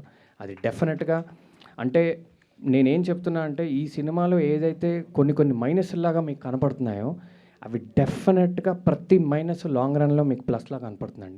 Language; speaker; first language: Telugu; native; Telugu